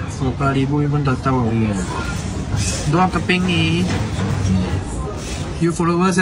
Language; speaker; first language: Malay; non-native, local second language; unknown